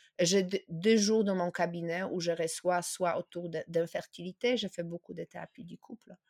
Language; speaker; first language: French; non-native, fluent; Polish